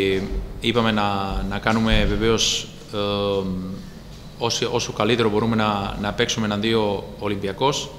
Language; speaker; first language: Greek; non-native, fluent; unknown